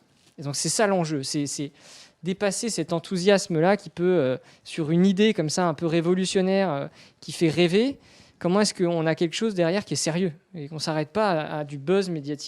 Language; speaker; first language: French; native; French